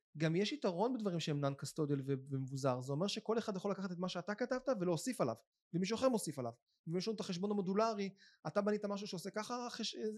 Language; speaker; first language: Hebrew; native; Hebrew